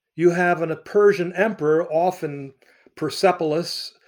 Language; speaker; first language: English; early bilingual, other home language; Arabic